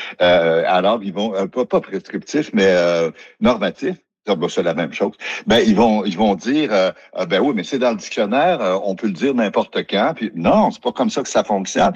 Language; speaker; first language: French; native; French